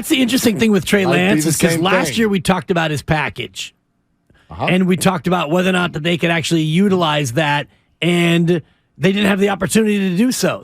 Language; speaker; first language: English; native; English